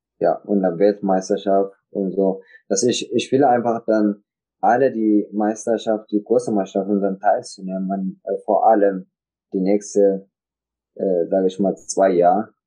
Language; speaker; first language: German; non-native, learner; Tigrinya